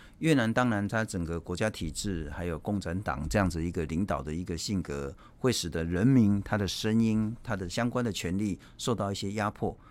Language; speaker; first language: Chinese; native; Chinese